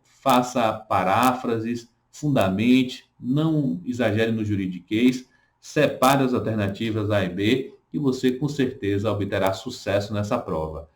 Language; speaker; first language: Portuguese; native; Portuguese